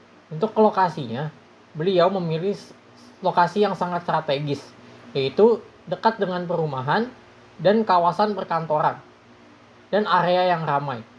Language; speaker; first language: Indonesian; native; Indonesian